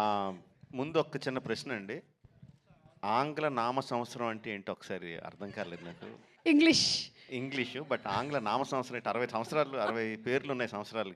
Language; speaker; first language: Telugu; native; Telugu